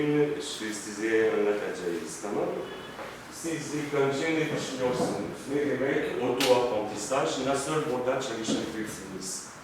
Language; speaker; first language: Turkish; non-native, fluent; French